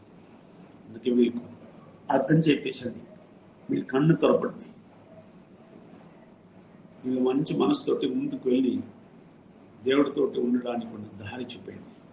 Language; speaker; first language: Telugu; non-native, fluent; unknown